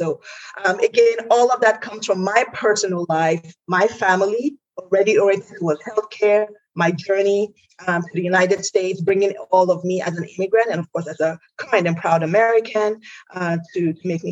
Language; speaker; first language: English; non-native, local second language; Yoruba